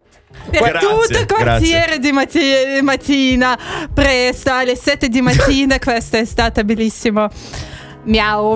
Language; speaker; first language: Italian; non-native, learner; Russian